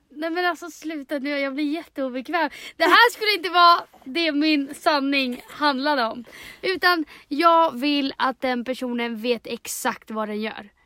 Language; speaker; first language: Swedish; early bilingual, other home language; Spanish